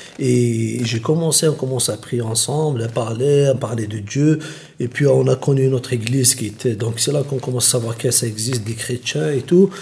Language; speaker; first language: French; non-native, local second language; Kabyle